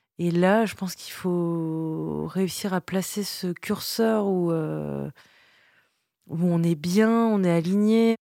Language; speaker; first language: French; early bilingual, other home language; Vietnamese